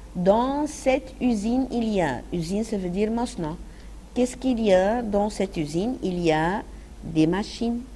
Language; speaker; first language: French; non-native, fluent; Arabic